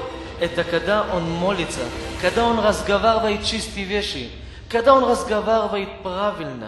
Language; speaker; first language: Russian; non-native, fluent; Hebrew